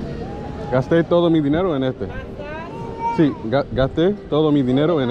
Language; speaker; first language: Spanish; non-native, learner; English